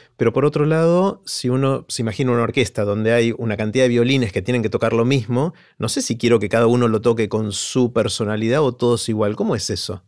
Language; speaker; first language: Spanish; native; Spanish